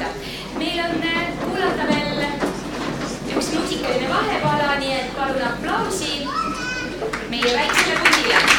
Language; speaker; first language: Estonian; native; Estonian